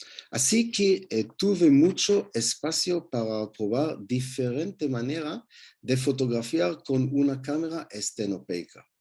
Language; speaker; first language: Spanish; non-native, learner; Hebrew